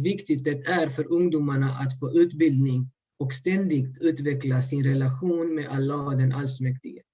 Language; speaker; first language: Swedish; early bilingual, other home language; Urdu